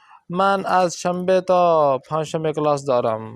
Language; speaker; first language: Persian; non-native, fluent; Urdu